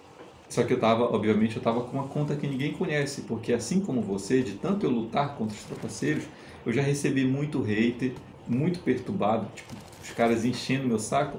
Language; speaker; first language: Portuguese; native; Portuguese